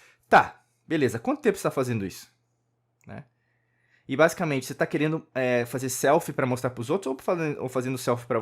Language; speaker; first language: Portuguese; native; Portuguese